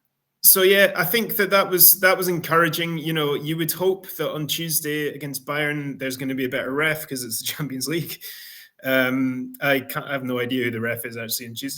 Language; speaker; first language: English; native; English